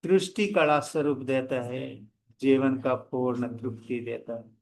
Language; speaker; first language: Hindi; non-native, local second language; Telugu